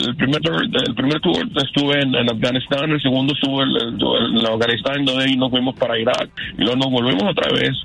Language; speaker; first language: Spanish; early bilingual, heritage; Spanish